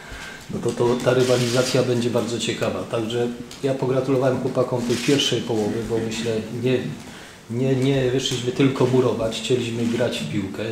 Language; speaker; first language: Polish; native; Polish